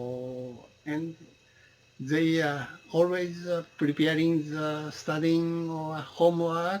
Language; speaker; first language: English; non-native, learner; Japanese